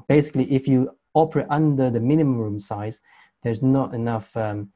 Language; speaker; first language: English; non-native, local second language; Chinese